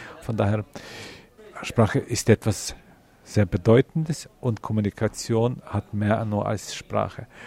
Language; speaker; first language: German; non-native, fluent; Ukrainian